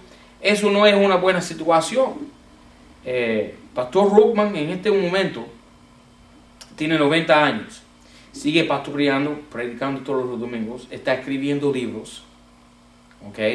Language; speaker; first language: Spanish; non-native, fluent; English